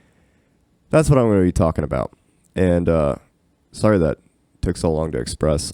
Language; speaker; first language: English; native; English